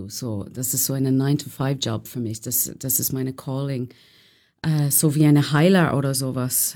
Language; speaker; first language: German; non-native, fluent; English